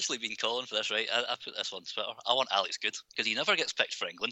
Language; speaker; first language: English; native; English